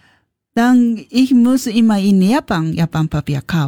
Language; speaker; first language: German; non-native, learner; Japanese